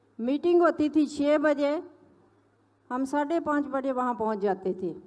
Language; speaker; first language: Hindi; non-native, local second language; Punjabi